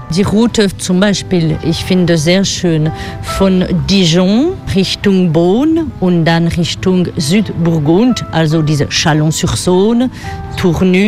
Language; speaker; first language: German; non-native, fluent; French